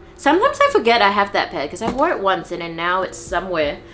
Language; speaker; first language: English; non-native, local second language; Chinese